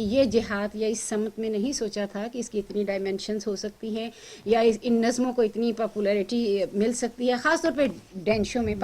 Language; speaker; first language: Urdu; native; Urdu